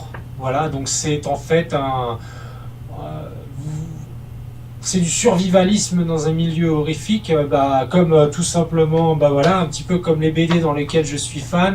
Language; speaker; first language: French; native; French